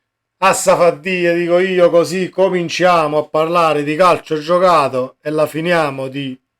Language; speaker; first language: Italian; native; Italian